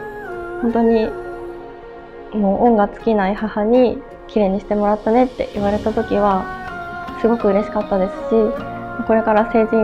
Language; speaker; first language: Japanese; native; Japanese